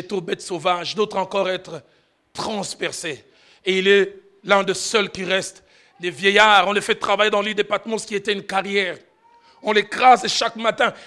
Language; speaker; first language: French; non-native, local second language; Lingala